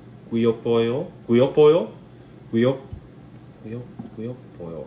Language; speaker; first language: Korean; non-native, learner; English